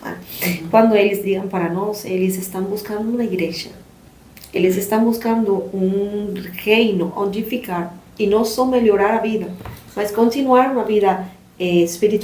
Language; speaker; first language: Portuguese; non-native, learner; Spanish